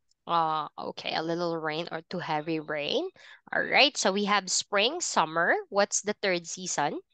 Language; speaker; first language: English; non-native, fluent; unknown